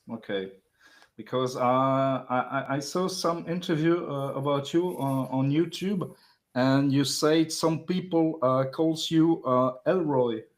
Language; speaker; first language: English; non-native, learner; French